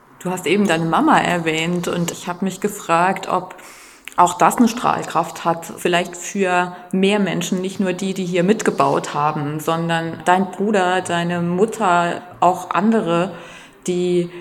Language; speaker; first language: German; native; German